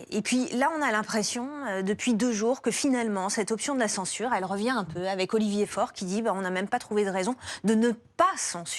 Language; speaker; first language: French; native; French